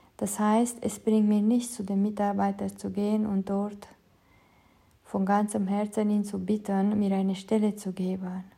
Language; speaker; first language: German; non-native, fluent; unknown